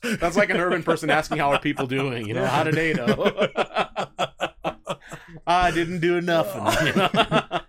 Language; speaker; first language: English; native; English